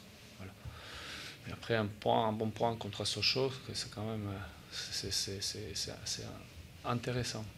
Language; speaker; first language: French; native; French